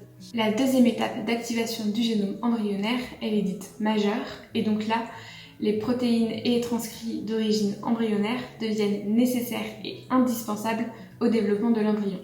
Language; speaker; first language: French; native; French